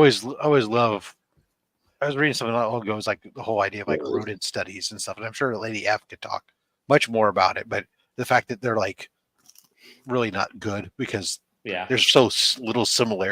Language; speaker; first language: English; native; English